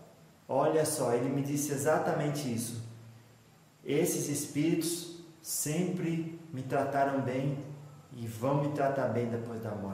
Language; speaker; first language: Portuguese; native; Portuguese